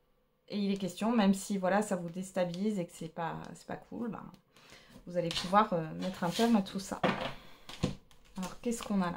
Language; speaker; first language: French; native; French